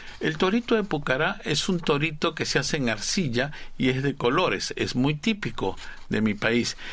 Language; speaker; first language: Spanish; native; Spanish